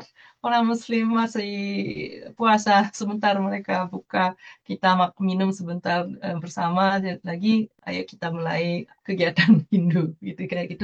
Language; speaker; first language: Indonesian; non-native, fluent; Japanese